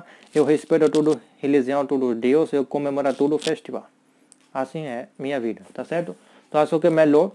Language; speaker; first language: Portuguese; non-native, learner; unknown